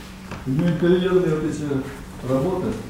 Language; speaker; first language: Russian; native; Russian